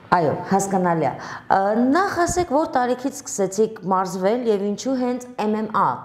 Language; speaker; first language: Armenian; native; Armenian